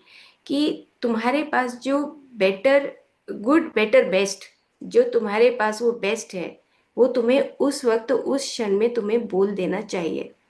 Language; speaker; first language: Hindi; native; Hindi